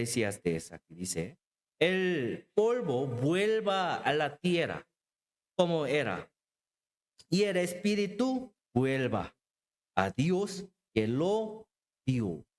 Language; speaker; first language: Spanish; non-native, learner; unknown